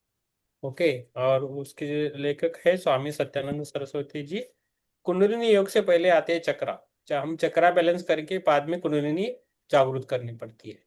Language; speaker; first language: Hindi; native; Hindi